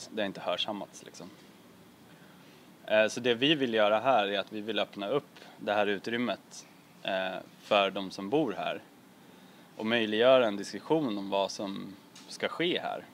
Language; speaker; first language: Swedish; native; Swedish